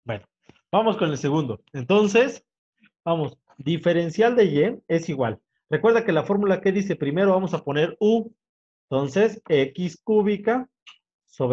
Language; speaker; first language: Spanish; native; Spanish